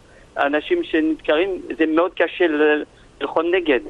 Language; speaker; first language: Hebrew; non-native, fluent; French